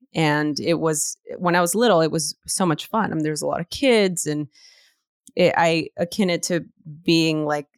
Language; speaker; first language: English; native; English